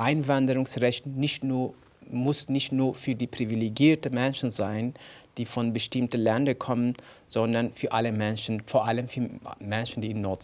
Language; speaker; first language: German; non-native, fluent; Kurdish